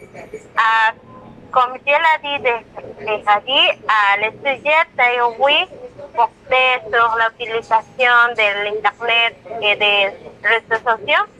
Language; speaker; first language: French; non-native, learner; Spanish